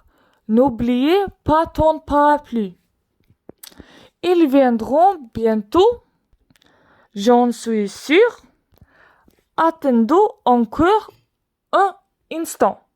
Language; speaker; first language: French; non-native, learner; Swedish